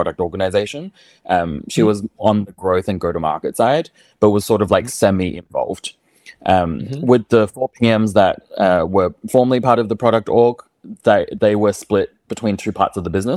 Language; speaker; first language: English; native; English